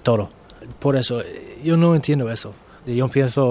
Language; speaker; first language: Spanish; non-native, learner; English